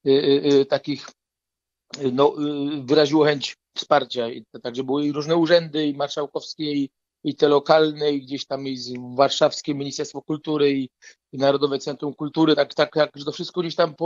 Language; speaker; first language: Polish; native; Polish